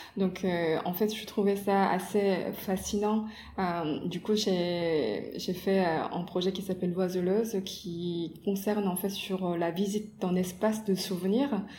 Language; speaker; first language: French; non-native, fluent; Korean